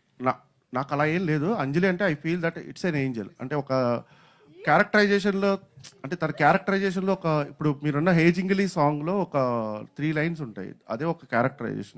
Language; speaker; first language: Telugu; native; Telugu